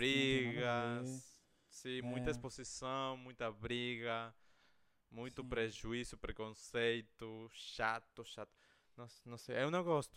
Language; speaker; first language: Portuguese; non-native, fluent; Spanish